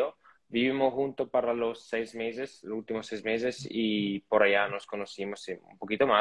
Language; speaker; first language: Spanish; non-native, fluent; Italian